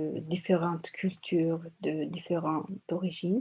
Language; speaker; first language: French; non-native, learner; Turkish